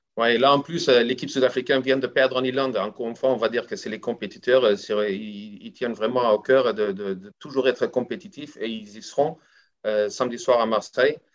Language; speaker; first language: French; non-native, fluent; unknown